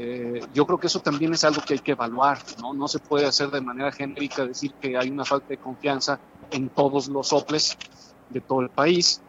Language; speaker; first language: Spanish; native; Spanish